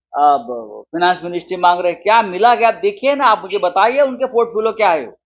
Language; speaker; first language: Hindi; non-native, local second language; Marathi